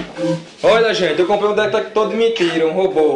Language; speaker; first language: Portuguese; native; Portuguese